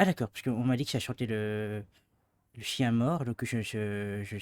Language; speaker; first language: French; native; French